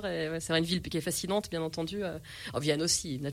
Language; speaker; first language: French; native; French